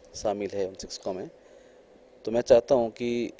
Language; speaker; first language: Hindi; native; Hindi